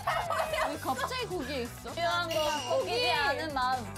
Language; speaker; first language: Korean; native; Korean